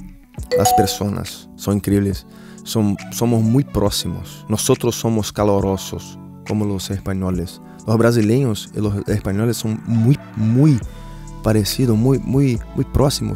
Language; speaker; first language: Spanish; non-native, fluent; Portuguese